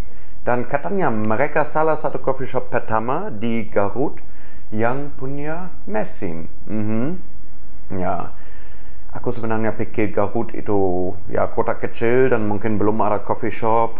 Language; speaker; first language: Indonesian; non-native, fluent; German